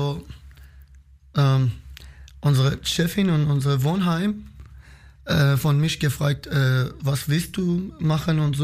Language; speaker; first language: German; non-native, learner; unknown